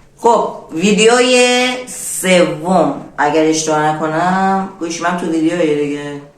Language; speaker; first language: Persian; native; Persian